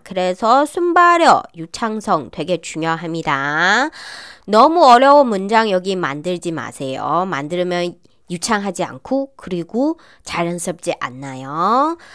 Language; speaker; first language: Korean; non-native, learner; Chinese